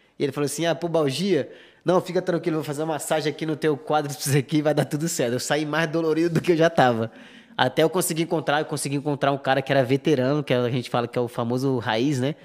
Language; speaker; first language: Portuguese; native; Portuguese